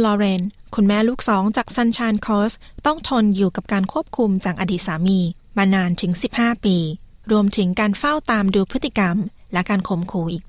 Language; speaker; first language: Thai; native; Thai